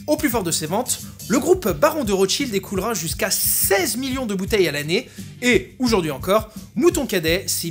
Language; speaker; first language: French; native; French